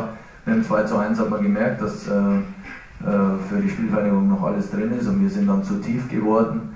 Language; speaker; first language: German; native; German